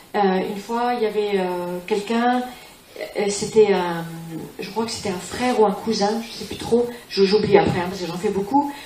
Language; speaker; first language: French; non-native, fluent; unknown